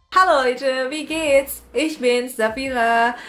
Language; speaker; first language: German; non-native, fluent; Indonesian